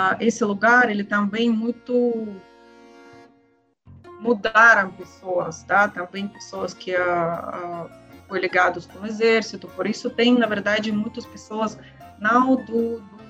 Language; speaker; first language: Portuguese; non-native, learner; Russian